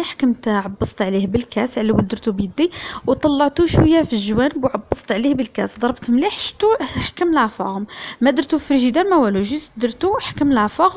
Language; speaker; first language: Arabic; native; Arabic